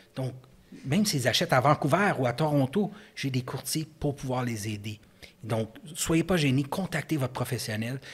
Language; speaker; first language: French; native; French